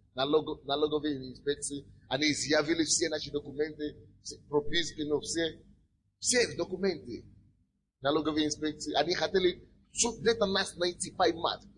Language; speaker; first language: Russian; non-native, fluent; Yoruba